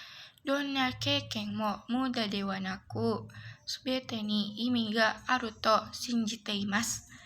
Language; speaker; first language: Japanese; non-native, learner; Indonesian